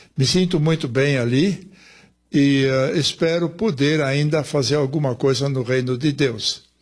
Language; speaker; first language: Portuguese; early bilingual, other home language; German